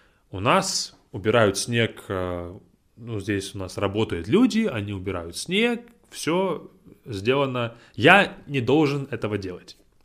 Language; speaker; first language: Russian; native; Russian